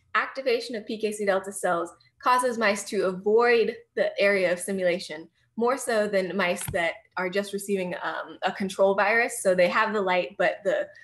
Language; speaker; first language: English; native; English